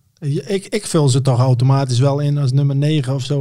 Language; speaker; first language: Dutch; native; Dutch